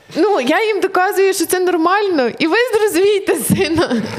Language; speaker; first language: Ukrainian; native; Ukrainian